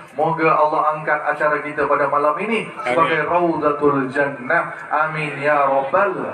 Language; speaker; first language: Malay; early bilingual, other home language; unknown